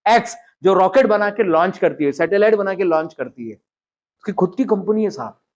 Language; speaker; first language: Hindi; non-native, local second language; Marathi